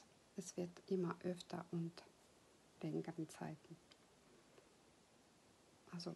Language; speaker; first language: German; non-native, fluent; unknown